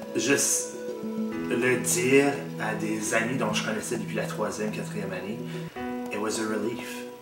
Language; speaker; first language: French; native; French